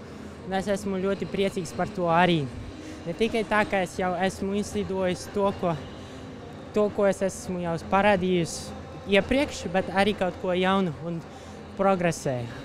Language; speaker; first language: Latvian; non-native, local second language; Russian